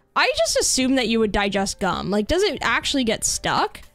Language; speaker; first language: English; native; English